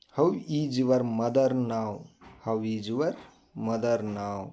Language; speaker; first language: English; non-native, local second language; Kannada